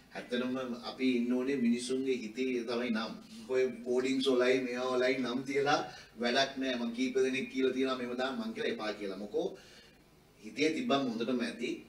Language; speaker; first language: Sinhala; non-native, local second language; Tamil